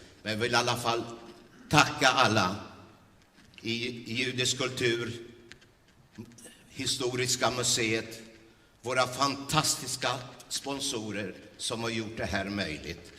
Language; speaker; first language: Swedish; early bilingual, other home language; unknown